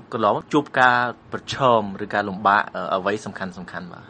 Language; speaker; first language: Khmer; native; Khmer